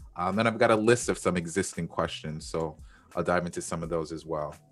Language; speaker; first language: English; native; English